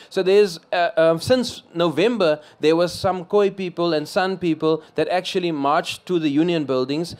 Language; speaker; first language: English; non-native, local second language; Afrikaans